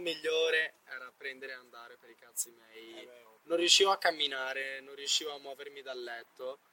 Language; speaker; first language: Italian; non-native, fluent; Polish